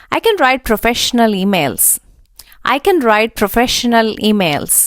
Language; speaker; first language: English; non-native, local second language; Telugu